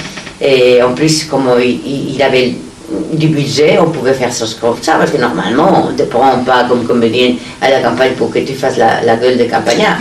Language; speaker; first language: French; non-native, fluent; Spanish